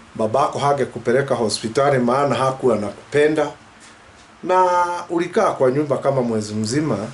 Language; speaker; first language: Swahili; non-native, local second language; Kikuyu